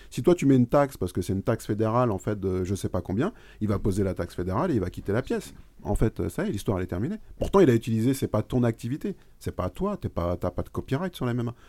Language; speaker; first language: French; native; French